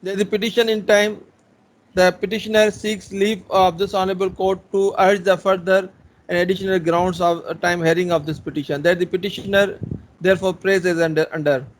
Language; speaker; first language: English; non-native, local second language; Urdu